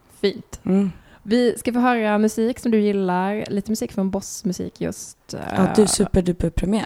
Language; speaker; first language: Swedish; native; Swedish